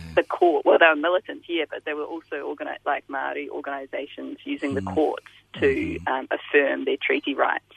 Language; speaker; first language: English; native; English